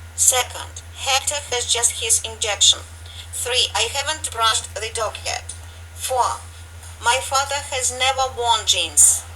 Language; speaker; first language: English; non-native, fluent; Ukrainian